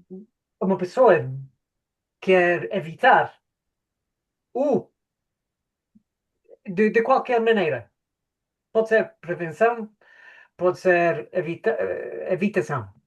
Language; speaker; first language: Portuguese; non-native, fluent; English